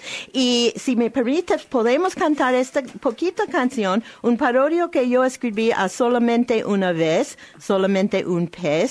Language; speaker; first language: Spanish; non-native, learner; English